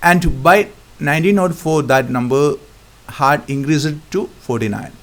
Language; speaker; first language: English; non-native, local second language; Malayalam